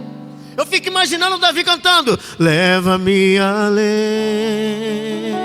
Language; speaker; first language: Portuguese; native; Portuguese